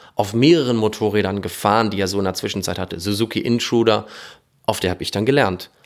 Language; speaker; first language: German; native; German